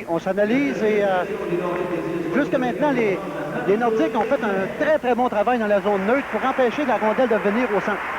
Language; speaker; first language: French; native; French